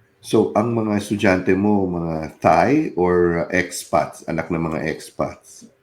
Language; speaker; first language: Filipino; native; Filipino